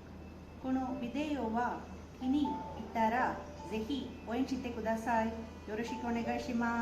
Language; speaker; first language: Japanese; non-native, learner; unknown